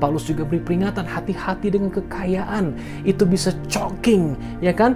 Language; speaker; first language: Indonesian; native; Indonesian